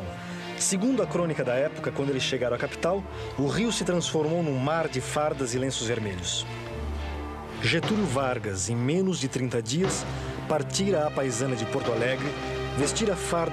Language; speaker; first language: Portuguese; native; Portuguese